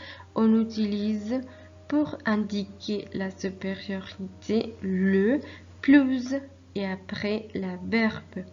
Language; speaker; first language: French; non-native, fluent; Spanish